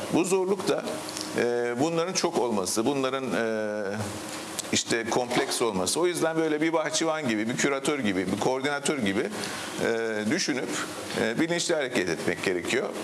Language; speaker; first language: Turkish; native; Turkish